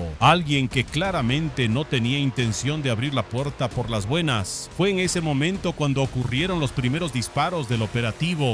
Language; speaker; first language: Spanish; native; Spanish